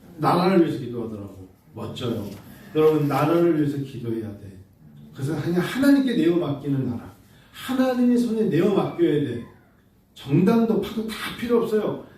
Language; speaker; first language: Korean; native; Korean